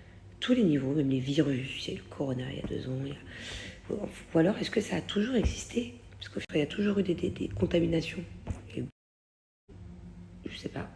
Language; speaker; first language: French; native; French